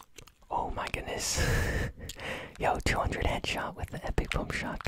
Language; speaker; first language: English; native; English